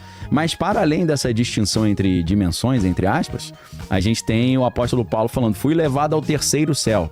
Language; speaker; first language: Portuguese; native; Portuguese